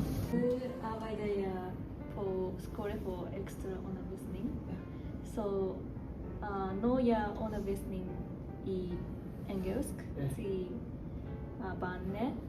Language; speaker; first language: Danish; non-native, learner; Japanese